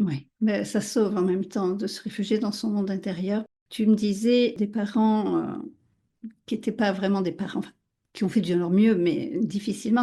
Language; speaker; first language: French; native; French